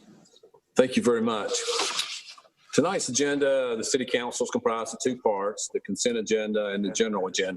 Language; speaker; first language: English; native; English